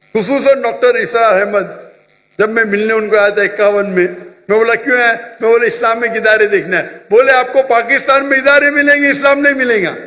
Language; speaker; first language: Urdu; non-native, local second language; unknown